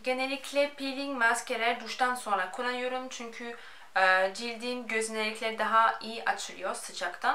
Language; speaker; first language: Turkish; non-native, fluent; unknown